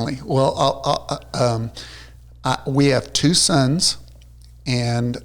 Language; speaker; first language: English; native; English